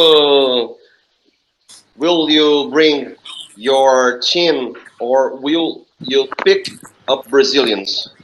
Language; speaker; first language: English; non-native, learner; Portuguese